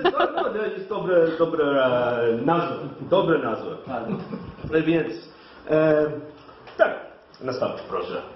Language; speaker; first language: Polish; non-native, learner; English